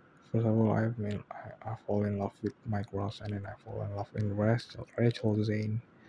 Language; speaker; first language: English; non-native, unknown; Indonesian